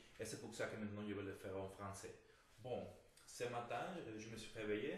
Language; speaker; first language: French; non-native, fluent; Spanish